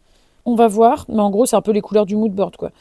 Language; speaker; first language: French; native; French